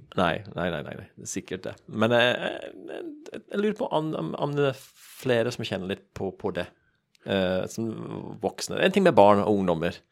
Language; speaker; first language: Norwegian; non-native, fluent; English